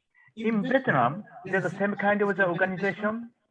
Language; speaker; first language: English; non-native, learner; Japanese